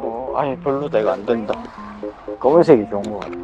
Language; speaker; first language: Korean; native; Korean